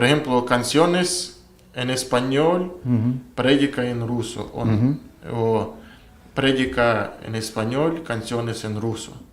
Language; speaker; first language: Spanish; non-native, learner; Russian